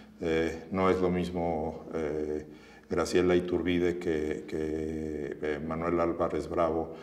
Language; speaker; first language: Spanish; native; Spanish